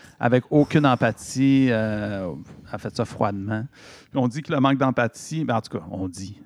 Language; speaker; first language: French; native; French